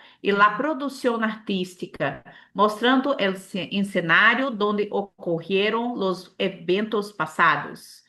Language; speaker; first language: Spanish; non-native, learner; Portuguese